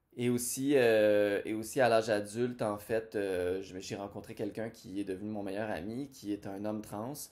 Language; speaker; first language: French; native; French